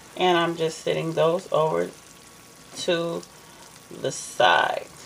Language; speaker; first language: English; native; English